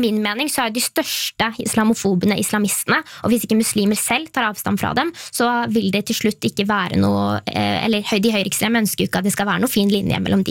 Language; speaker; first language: Norwegian; native; Norwegian